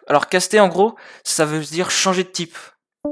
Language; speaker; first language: French; native; French